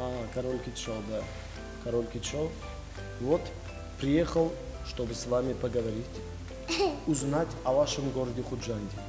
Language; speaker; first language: Russian; non-native, fluent; Tajik